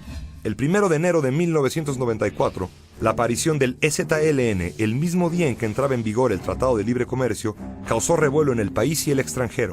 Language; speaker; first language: Spanish; native; Spanish